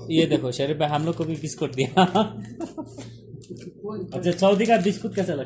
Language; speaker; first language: Hindi; non-native, local second language; Bangla